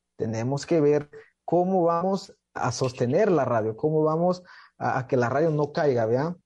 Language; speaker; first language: Spanish; native; Spanish